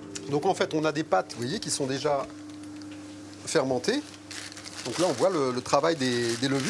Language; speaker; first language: French; native; French